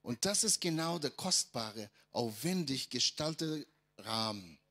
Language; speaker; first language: German; non-native, fluent; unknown